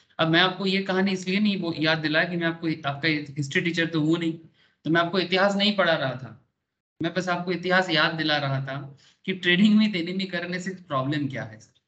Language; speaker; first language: Hindi; non-native, local second language; Bangla